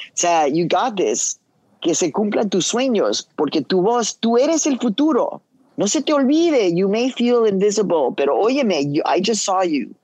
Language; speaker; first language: English; early bilingual, other home language; Spanish